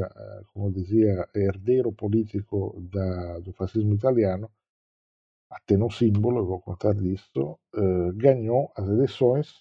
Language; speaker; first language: Portuguese; non-native, fluent; Italian